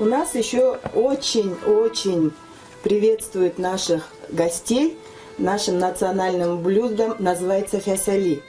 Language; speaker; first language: Russian; non-native, local second language; Turkish